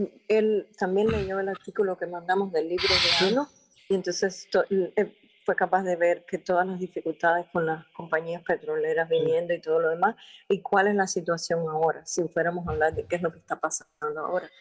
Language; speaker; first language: Spanish; non-native, local second language; Quechua